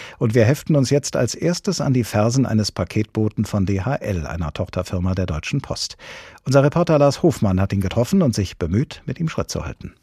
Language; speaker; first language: German; native; German